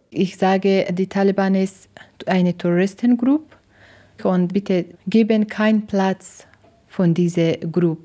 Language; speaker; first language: German; non-native, learner; Persian